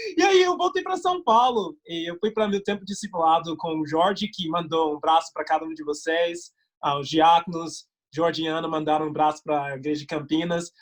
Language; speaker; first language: Portuguese; non-native, fluent; English